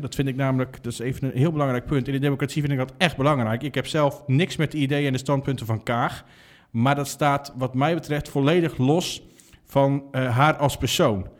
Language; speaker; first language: Dutch; native; Dutch